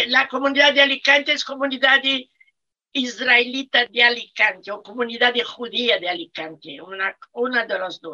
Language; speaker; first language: Spanish; non-native, fluent; Portuguese